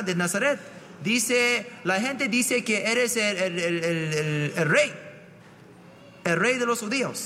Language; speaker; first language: Spanish; non-native, fluent; English